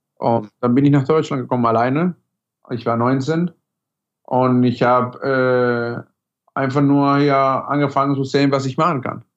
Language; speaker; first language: German; non-native, fluent; Spanish